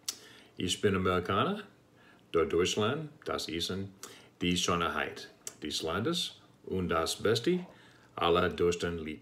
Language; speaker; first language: German; non-native, learner; English